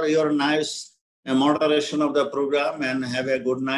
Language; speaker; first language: English; non-native, local second language; Bangla